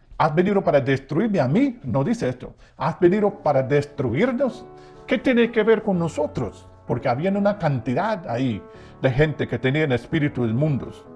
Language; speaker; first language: Spanish; non-native, fluent; English